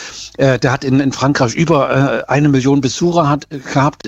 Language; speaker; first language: German; native; German